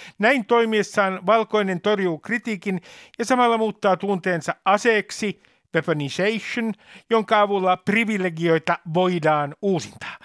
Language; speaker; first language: Finnish; native; Finnish